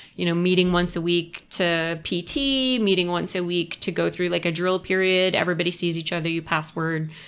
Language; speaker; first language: English; native; English